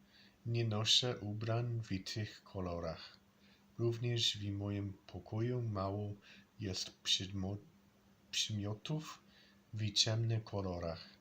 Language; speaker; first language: Polish; non-native, learner; English